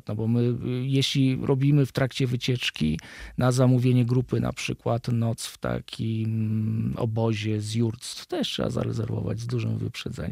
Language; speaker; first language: Polish; native; Polish